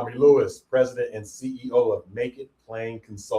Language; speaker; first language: English; native; English